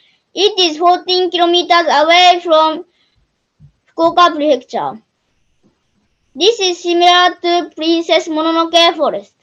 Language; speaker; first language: English; non-native, learner; Japanese